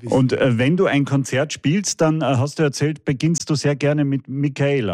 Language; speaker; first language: German; native; German